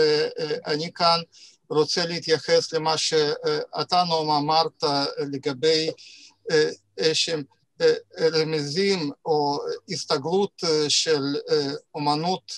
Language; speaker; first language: Hebrew; non-native, fluent; Russian